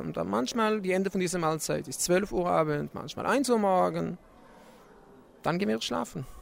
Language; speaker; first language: German; non-native, learner; Hebrew